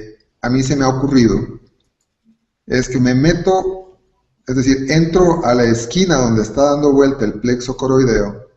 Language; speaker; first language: Spanish; native; Spanish